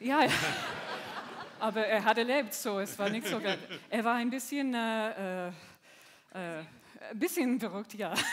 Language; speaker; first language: German; non-native, learner; English